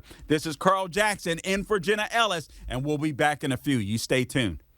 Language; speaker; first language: English; native; English